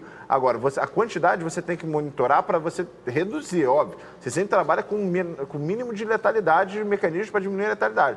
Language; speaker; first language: Portuguese; native; Portuguese